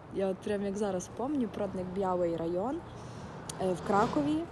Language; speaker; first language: Ukrainian; non-native, local second language; Russian